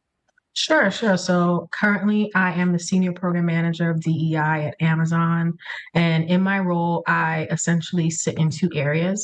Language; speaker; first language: English; early bilingual, other home language; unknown